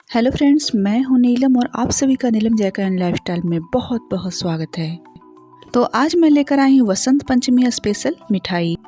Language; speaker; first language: Hindi; native; Hindi